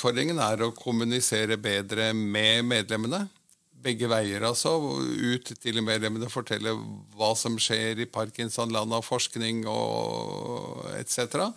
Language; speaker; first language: Norwegian; native; Norwegian